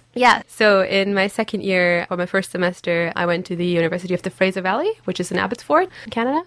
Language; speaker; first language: English; non-native, fluent; German